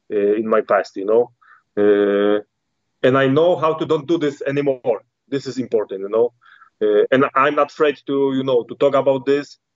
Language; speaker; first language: English; non-native, learner; Polish